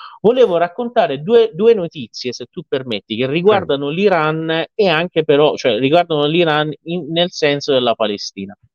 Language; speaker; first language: Italian; non-native, fluent; Persian